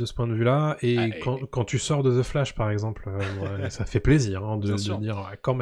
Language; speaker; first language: French; native; French